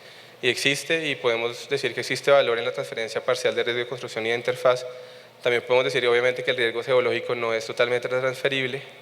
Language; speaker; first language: Spanish; native; Spanish